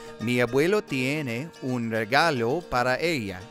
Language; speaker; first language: Spanish; non-native, learner; English